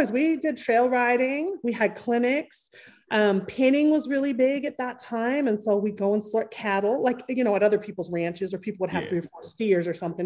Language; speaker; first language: English; native; English